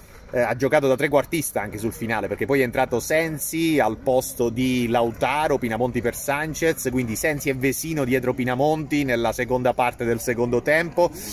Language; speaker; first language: Italian; native; Italian